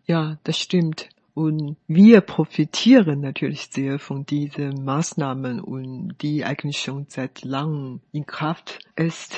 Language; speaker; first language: German; non-native, fluent; Chinese